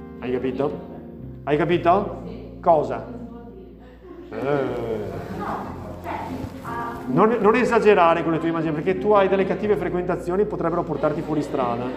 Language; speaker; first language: Italian; native; Italian